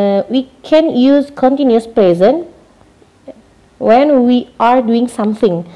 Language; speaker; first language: English; non-native, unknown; Indonesian